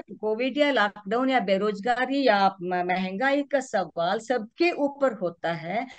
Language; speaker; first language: Hindi; non-native, local second language; Kannada